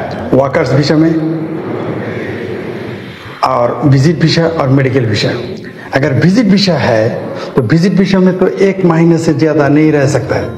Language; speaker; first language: Hindi; non-native, fluent; Bangla